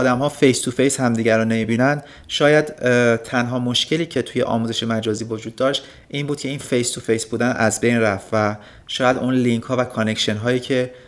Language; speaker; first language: Persian; native; Persian